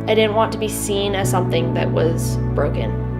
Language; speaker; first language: English; native; English